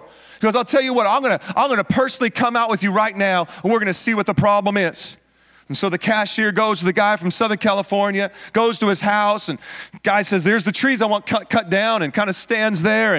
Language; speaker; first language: English; native; English